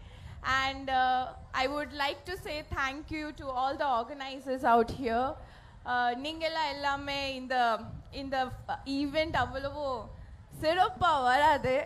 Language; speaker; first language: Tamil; non-native, learner; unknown